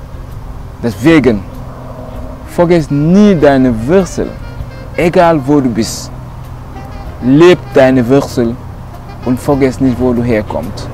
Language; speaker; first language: German; non-native, local second language; Wolof